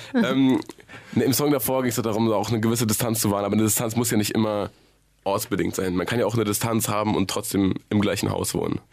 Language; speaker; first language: German; native; German